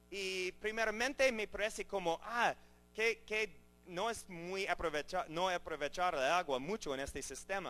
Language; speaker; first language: Spanish; non-native, learner; English